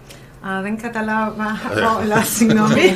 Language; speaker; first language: Greek; non-native, learner; German